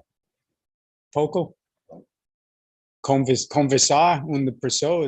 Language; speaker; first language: Portuguese; non-native, learner; English